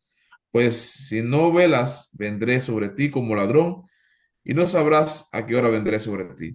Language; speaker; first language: Spanish; native; Spanish